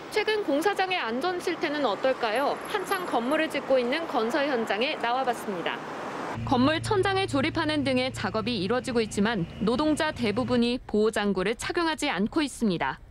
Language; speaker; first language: Korean; native; Korean